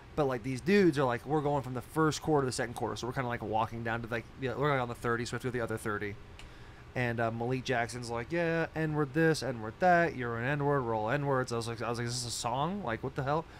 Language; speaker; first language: English; native; English